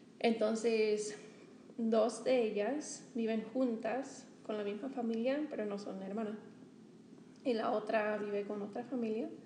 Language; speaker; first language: Spanish; non-native, fluent; English